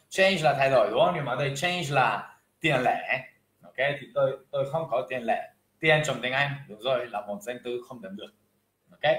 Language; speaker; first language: Vietnamese; non-native, fluent; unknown